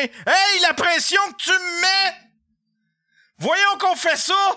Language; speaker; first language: French; native; French